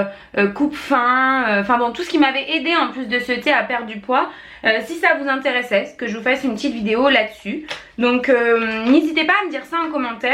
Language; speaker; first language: French; native; French